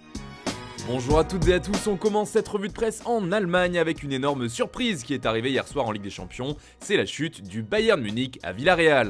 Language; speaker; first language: French; native; French